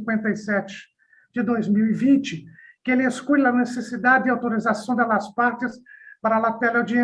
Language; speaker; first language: Portuguese; native; Portuguese